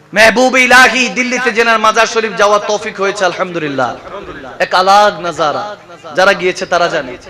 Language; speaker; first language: Bangla; early bilingual, other home language; Arabic